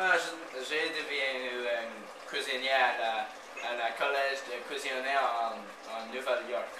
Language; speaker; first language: French; non-native, learner; English